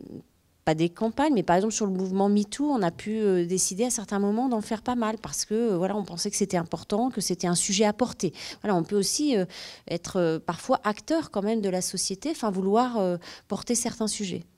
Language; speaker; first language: French; native; French